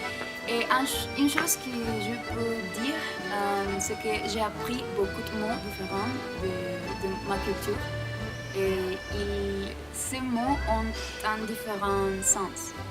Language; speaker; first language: French; non-native, learner; Spanish